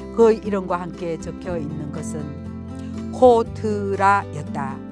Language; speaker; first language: Korean; native; Korean